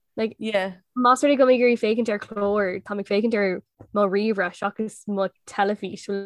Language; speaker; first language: Irish; non-native, local second language; English